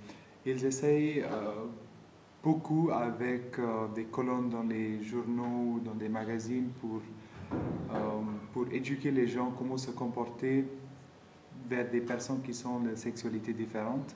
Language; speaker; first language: French; non-native, fluent; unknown